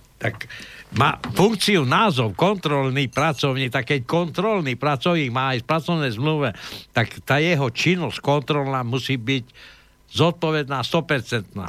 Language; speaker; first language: Slovak; native; Slovak